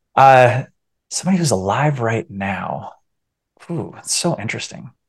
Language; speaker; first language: English; native; English